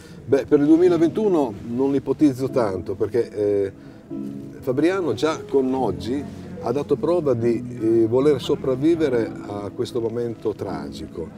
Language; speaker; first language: Italian; native; Italian